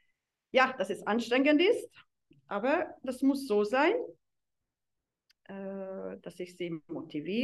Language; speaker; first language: German; non-native, fluent; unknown